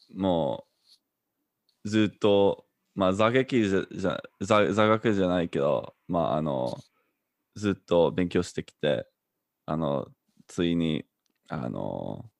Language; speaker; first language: Japanese; non-native, fluent; English